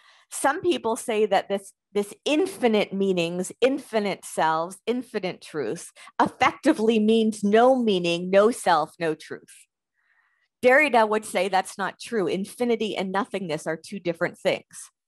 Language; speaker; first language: English; native; English